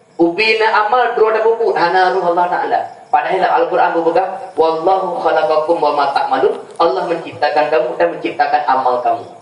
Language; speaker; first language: Malay; non-native, local second language; Achinese